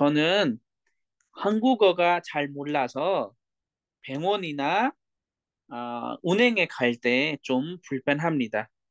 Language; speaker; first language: Korean; non-native, fluent; Nepali